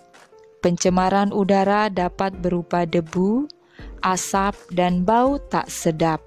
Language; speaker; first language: Indonesian; native; Indonesian